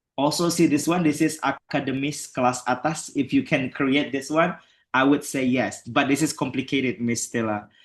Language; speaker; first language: English; non-native, fluent; Indonesian